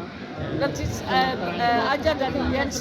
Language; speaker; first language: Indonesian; early bilingual, heritage; Indonesian